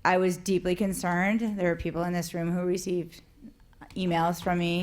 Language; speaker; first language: English; native; English